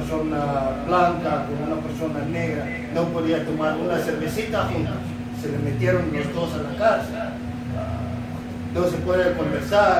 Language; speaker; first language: Spanish; non-native, fluent; Afrikaans